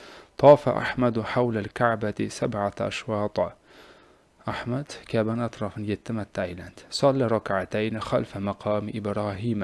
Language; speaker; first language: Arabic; non-native, fluent; Uzbek